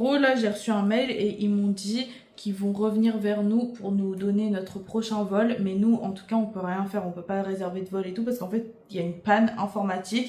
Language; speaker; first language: French; native; French